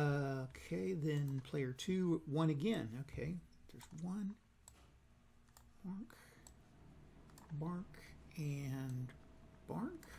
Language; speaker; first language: English; native; English